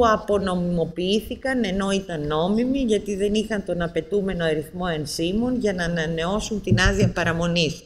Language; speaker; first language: Greek; native; Greek